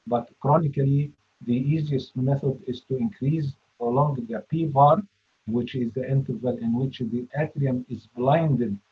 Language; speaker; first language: English; non-native, fluent; Arabic